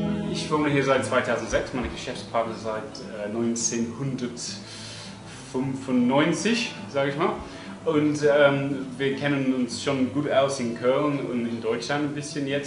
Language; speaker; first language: German; non-native, fluent; English